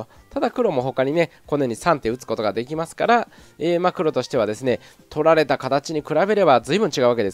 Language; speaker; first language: Japanese; native; Japanese